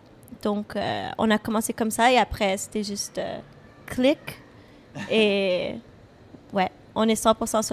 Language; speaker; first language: French; non-native, fluent; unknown